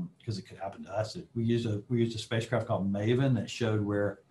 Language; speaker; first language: English; native; English